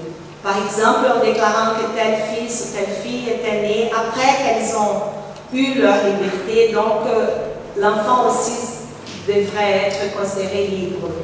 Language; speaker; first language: French; non-native, fluent; Portuguese